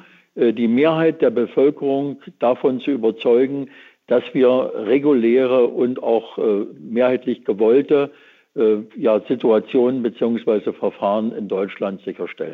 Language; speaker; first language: German; native; German